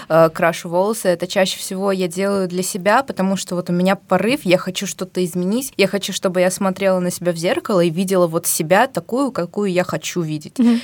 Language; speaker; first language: Russian; native; Russian